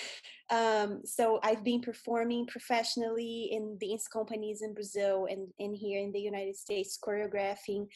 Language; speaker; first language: English; non-native, fluent; Portuguese